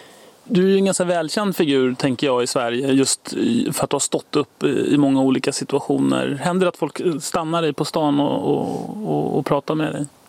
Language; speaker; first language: Swedish; native; Swedish